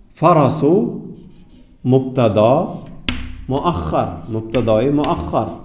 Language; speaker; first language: Arabic; non-native, fluent; Uzbek